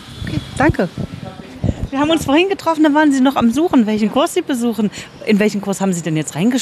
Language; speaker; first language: German; native; German